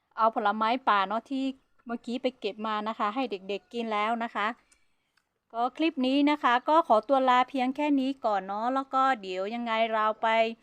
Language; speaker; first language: Thai; non-native, local second language; Hmong